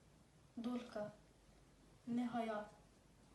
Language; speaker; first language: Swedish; early bilingual, other home language; Somali